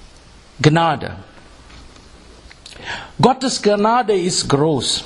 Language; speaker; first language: German; non-native, fluent; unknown